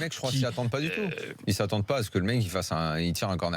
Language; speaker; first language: French; native; French